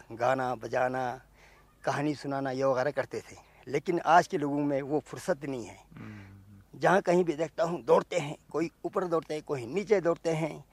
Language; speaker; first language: Urdu; non-native, local second language; Ladakhi